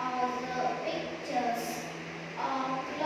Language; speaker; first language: English; non-native, learner; Vietnamese